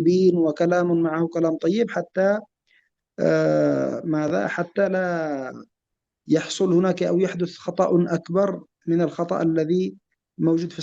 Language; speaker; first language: Arabic; native; Arabic